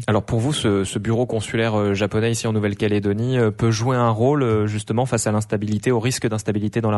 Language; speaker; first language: French; native; French